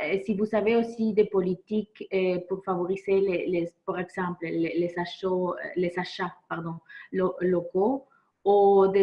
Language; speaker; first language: French; non-native, fluent; Spanish